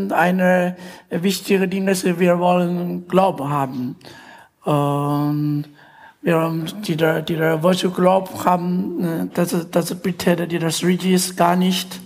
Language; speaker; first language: German; non-native, fluent; Chinese